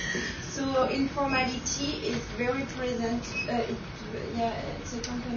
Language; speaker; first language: English; non-native, learner; French